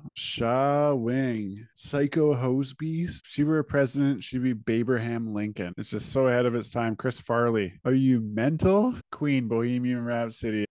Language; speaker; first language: English; native; English